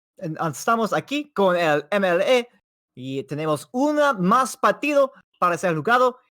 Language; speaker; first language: Spanish; non-native, learner; English